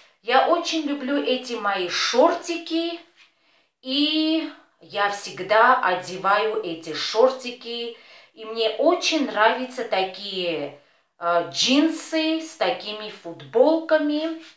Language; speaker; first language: Russian; non-native, fluent; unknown